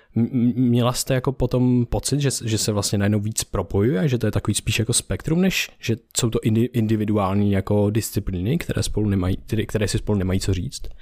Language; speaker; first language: Czech; native; Czech